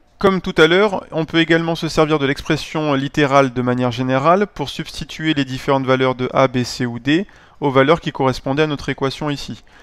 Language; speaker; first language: French; native; French